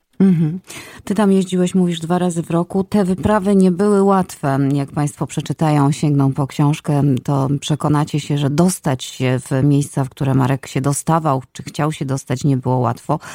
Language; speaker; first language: Polish; native; Polish